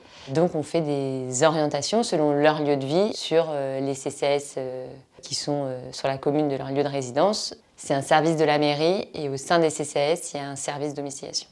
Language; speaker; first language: French; native; French